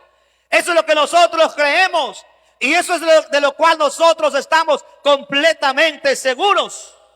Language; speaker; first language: Spanish; native; Spanish